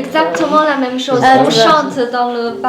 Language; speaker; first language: French; non-native, learner; Chinese